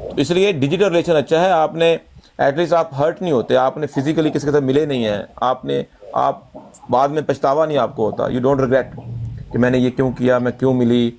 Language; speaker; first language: Urdu; non-native, local second language; Punjabi